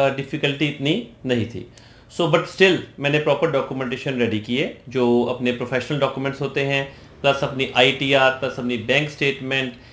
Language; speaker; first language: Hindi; non-native, local second language; Punjabi